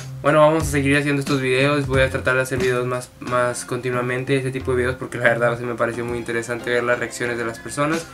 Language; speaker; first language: Spanish; native; Spanish